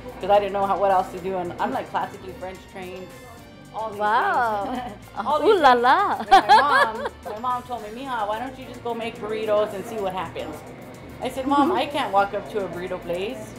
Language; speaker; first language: English; native; English